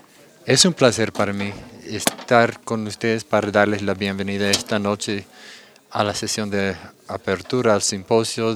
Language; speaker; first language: Spanish; non-native, fluent; English